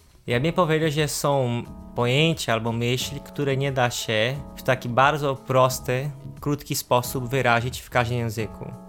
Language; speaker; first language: Polish; non-native, fluent; Portuguese